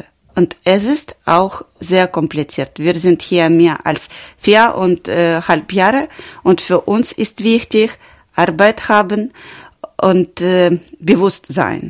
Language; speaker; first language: German; non-native, learner; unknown